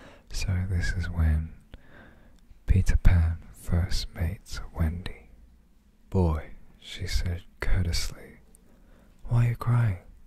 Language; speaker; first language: English; early bilingual, other home language; Korean